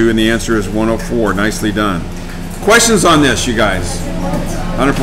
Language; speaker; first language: English; native; English